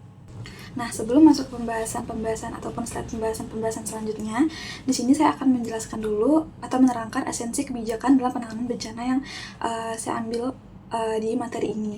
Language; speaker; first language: Indonesian; native; Indonesian